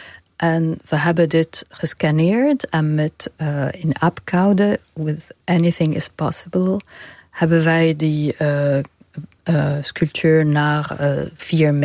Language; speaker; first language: Dutch; non-native, fluent; Arabic